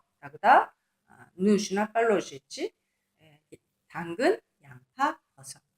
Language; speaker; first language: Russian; non-native, learner; Korean